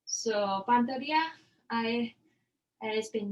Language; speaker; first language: Spanish; non-native, learner; English